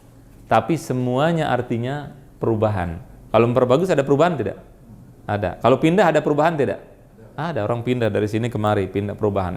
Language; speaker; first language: Indonesian; native; Indonesian